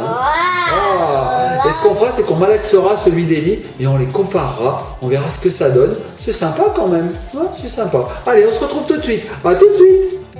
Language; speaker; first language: French; native; French